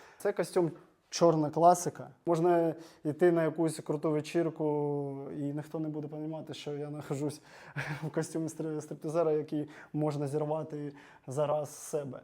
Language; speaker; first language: Ukrainian; non-native, local second language; Russian